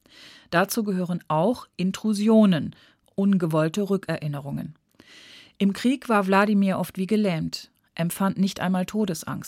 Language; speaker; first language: German; native; German